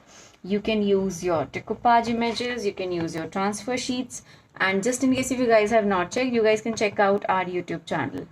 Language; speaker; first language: English; non-native, local second language; Hindi